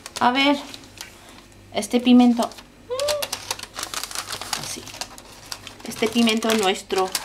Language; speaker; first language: Spanish; non-native, fluent; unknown